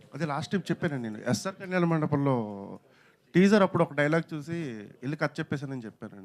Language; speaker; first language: Telugu; native; Telugu